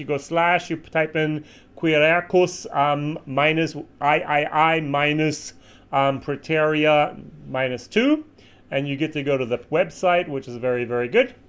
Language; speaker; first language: English; native; English